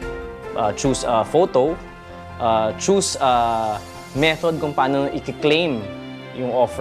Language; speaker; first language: Filipino; native; Filipino